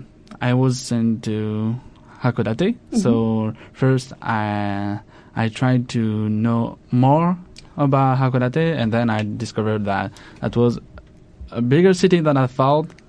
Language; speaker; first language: English; non-native, fluent; French